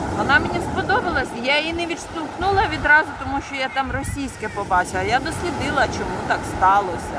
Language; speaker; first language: Ukrainian; native; Ukrainian